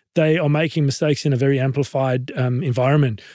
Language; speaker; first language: English; native; English